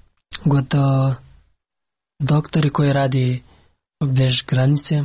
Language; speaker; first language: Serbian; non-native, learner; Pashto